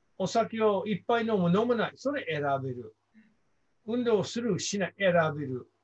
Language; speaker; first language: Japanese; non-native, fluent; English